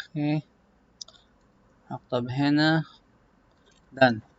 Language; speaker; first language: Arabic; non-native, learner; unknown